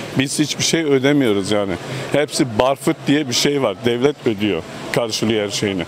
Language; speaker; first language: Turkish; native; Turkish